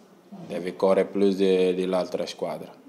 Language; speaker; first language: Italian; non-native, learner; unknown